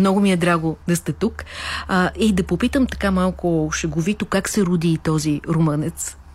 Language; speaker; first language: Bulgarian; native; Bulgarian